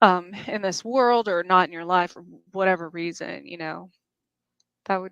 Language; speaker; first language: English; native; English